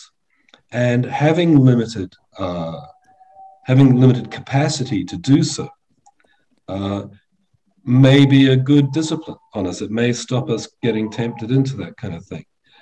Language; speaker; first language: English; native; English